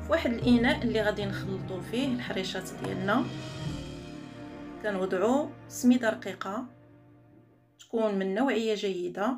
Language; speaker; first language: Arabic; native; Arabic